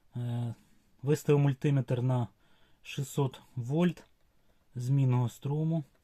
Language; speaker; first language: Ukrainian; non-native, local second language; Russian